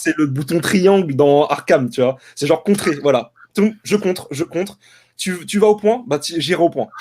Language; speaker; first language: French; native; French